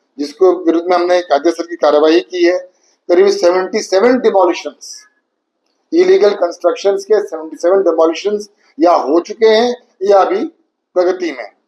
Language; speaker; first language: Hindi; native; Hindi